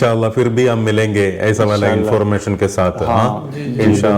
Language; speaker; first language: Hindi; non-native, local second language; Malayalam